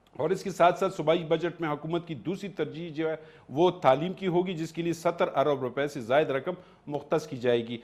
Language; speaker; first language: Urdu; non-native, local second language; Pashto